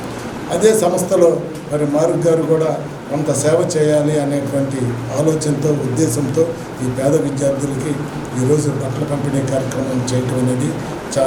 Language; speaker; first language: Telugu; native; Telugu